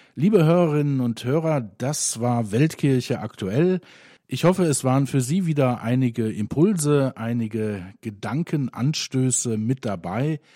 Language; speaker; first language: German; native; German